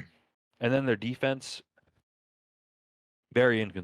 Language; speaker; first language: English; native; English